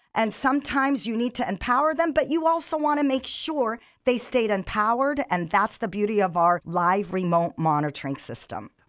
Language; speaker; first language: English; non-native, fluent; Arabic